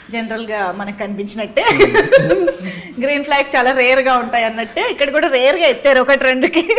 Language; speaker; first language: Telugu; native; Telugu